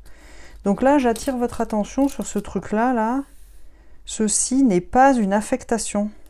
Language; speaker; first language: French; native; French